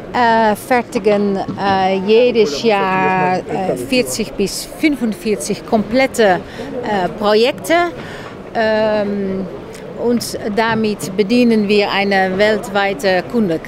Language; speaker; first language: German; non-native, fluent; Dutch